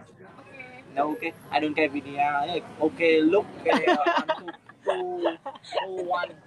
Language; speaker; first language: English; non-native, learner; Vietnamese